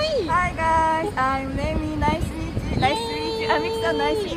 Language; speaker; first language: English; non-native, learner; Japanese